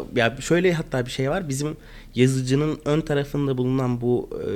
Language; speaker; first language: Turkish; non-native, fluent; Arabic